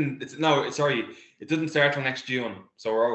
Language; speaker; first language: English; native; English